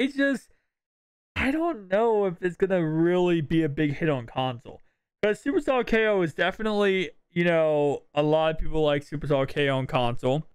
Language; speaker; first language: English; native; English